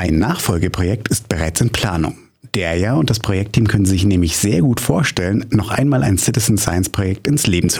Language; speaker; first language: German; native; German